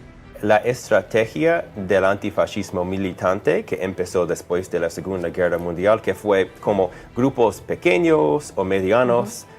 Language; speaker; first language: Spanish; non-native, fluent; English